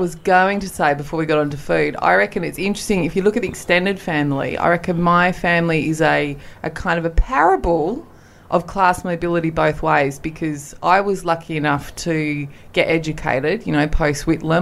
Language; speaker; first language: English; native; English